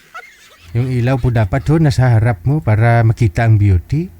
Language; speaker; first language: Filipino; native; Filipino